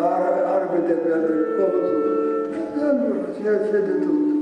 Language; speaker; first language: Italian; early bilingual, heritage; Italian